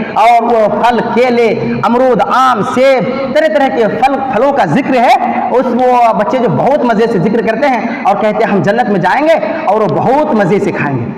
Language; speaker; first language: Urdu; native; Urdu